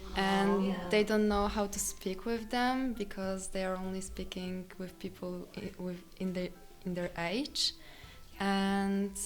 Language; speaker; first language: English; non-native, fluent; Polish